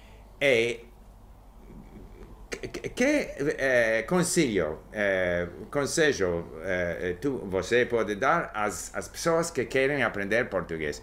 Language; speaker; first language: Portuguese; non-native, learner; English